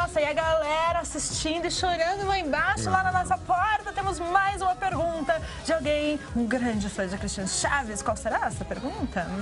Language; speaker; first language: Portuguese; native; Portuguese